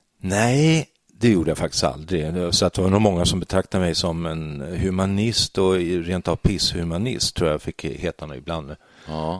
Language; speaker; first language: Swedish; native; Swedish